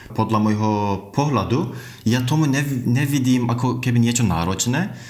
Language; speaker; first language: Slovak; non-native, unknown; Turkish